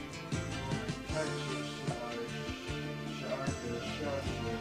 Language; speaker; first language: Chinese; non-native, learner; English